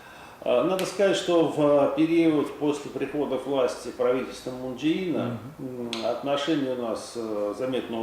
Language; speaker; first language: Russian; native; Russian